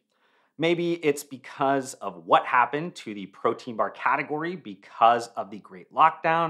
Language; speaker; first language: English; native; English